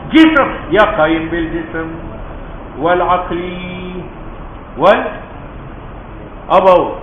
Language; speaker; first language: Urdu; non-native, local second language; Pashto